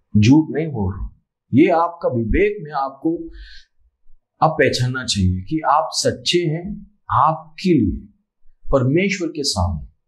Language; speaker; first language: Hindi; non-native, local second language; Malayalam